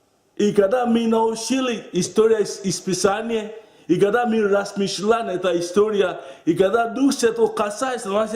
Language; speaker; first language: Russian; non-native, learner; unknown